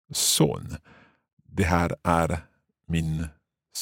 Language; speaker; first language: Swedish; non-native, learner; English